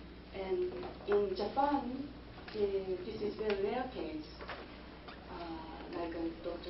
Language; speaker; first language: English; non-native, fluent; Japanese